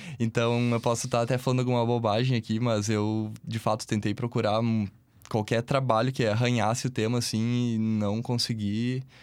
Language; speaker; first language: Portuguese; native; Portuguese